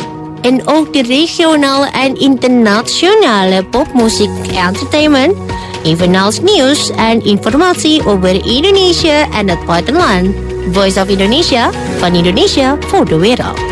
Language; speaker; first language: Dutch; non-native, fluent; Indonesian